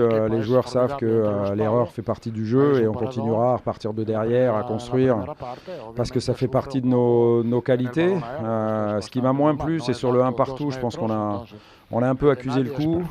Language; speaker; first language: French; native; French